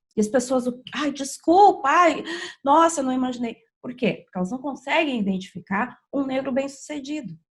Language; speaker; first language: Portuguese; native; Portuguese